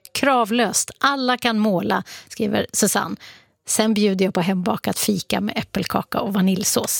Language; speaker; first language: Swedish; native; Swedish